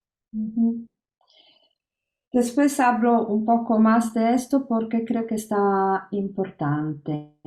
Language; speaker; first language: Spanish; non-native, learner; Italian